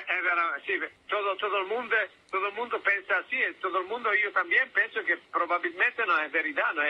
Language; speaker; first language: Spanish; non-native, learner; Italian